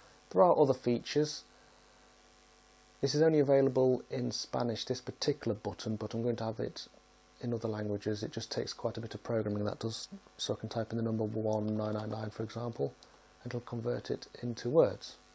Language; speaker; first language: English; native; English